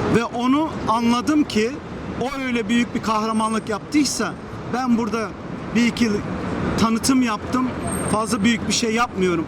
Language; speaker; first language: Turkish; early bilingual, heritage; Turkish